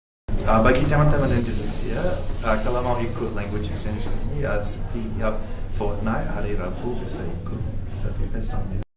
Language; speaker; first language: Indonesian; non-native, fluent; English